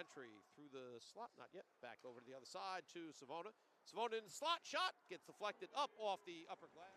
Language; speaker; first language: English; native; English